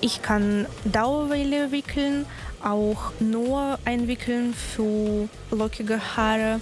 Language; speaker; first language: German; non-native, learner; Russian